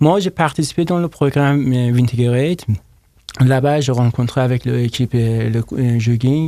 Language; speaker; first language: French; non-native, learner; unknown